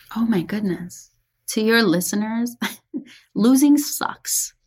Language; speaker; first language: English; early bilingual, other home language; Persian